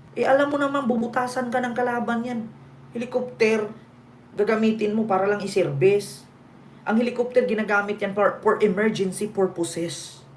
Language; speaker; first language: Filipino; non-native, local second language; Cebuano